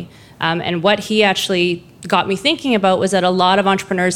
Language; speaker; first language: English; native; English